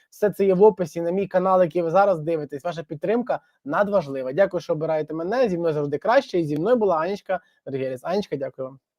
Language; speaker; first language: Ukrainian; non-native, local second language; Russian